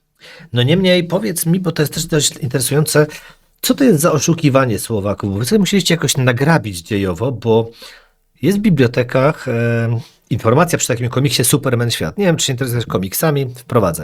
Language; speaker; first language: Polish; native; Polish